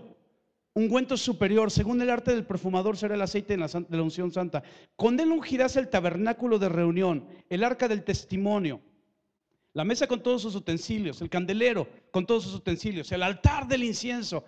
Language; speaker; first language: Spanish; native; Spanish